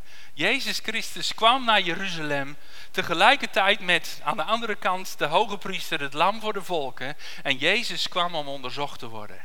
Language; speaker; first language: Dutch; native; Dutch